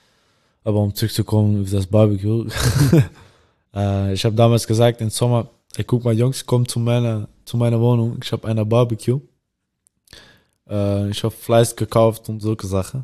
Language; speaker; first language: German; non-native, learner; Dutch